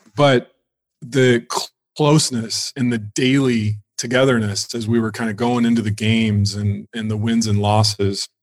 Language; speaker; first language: English; native; English